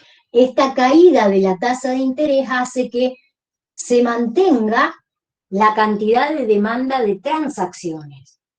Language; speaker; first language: Spanish; native; Spanish